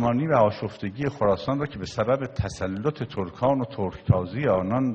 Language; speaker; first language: Persian; native; Persian